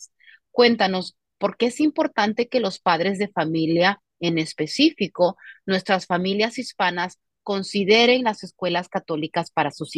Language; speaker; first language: Spanish; native; Spanish